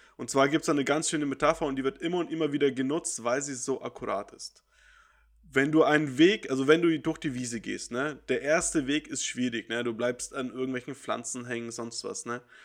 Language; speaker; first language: German; native; German